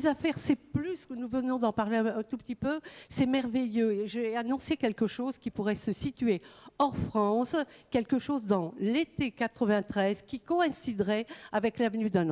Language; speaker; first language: French; native; French